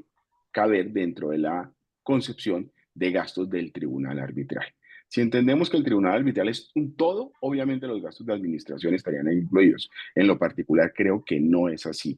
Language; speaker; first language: Spanish; native; Spanish